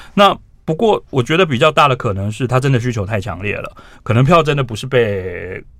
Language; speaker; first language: Chinese; native; Chinese